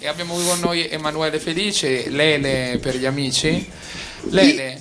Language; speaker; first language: Italian; native; Italian